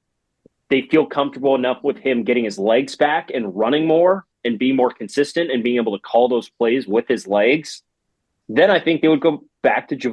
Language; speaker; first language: English; native; English